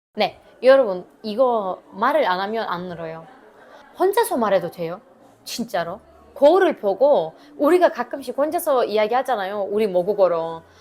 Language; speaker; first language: Korean; non-native, fluent; Turkish